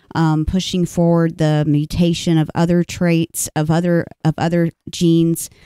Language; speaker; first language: English; native; English